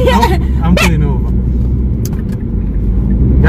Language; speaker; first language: English; native; English